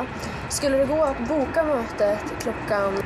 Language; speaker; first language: Swedish; native; Swedish